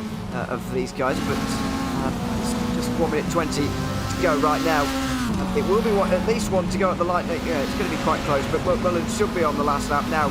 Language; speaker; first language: English; native; English